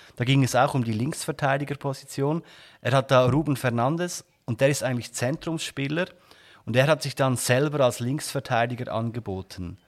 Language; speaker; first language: German; native; German